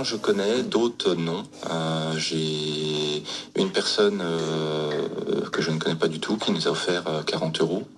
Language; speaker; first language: French; native; French